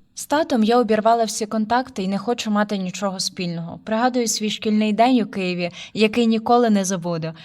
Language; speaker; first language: Ukrainian; early bilingual, heritage; Ukrainian